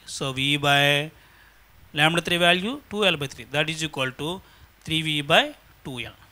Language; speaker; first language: English; non-native, local second language; Telugu